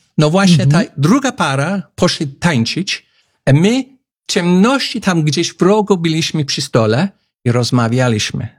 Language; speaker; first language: Polish; non-native, fluent; English